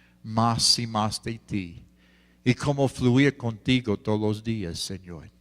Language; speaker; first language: Spanish; non-native, fluent; English